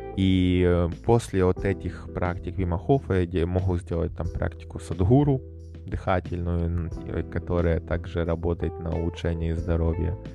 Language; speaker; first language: Russian; native; Russian